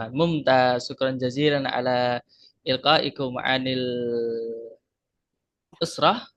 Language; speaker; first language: Arabic; non-native, fluent; Indonesian